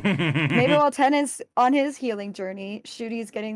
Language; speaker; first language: English; native; English